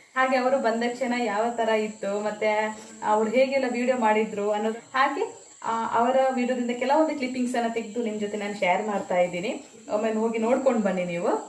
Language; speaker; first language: Kannada; non-native, local second language; Tulu